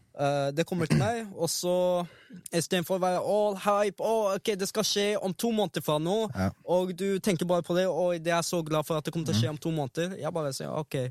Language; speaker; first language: Norwegian; early bilingual, other home language; Arabic